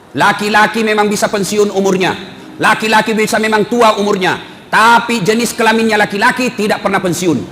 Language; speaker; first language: Indonesian; non-native, local second language; Buginese